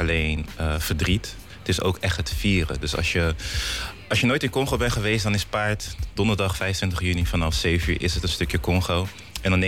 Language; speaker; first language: Dutch; native; Dutch